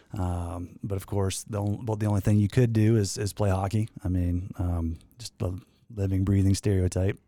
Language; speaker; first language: English; native; English